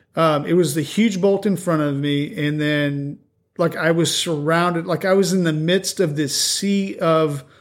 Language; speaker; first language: English; native; English